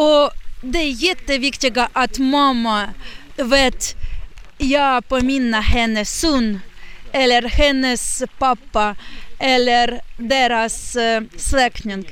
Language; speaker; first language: Swedish; non-native, learner; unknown